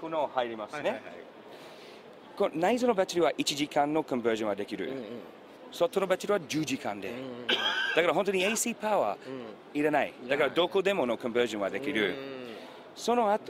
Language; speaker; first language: Japanese; non-native, learner; English